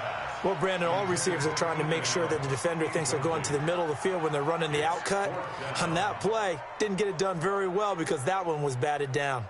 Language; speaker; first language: English; native; English